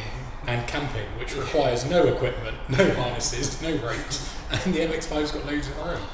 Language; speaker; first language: English; native; English